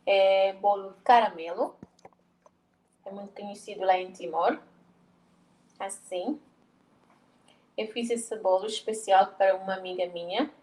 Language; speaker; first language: Portuguese; non-native, local second language; Tetum